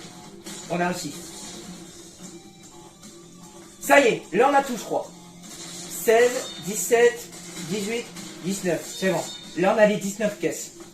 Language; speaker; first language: French; native; French